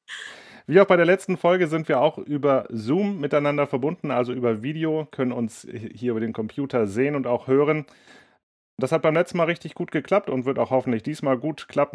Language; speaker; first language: German; native; German